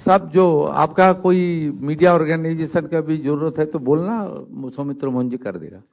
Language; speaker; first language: Hindi; non-native, local second language; Bangla